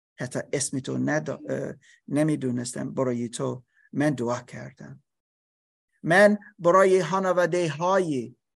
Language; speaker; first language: Persian; non-native, learner; English